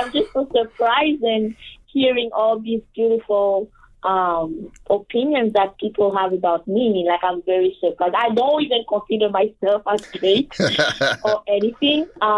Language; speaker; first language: English; non-native, fluent; French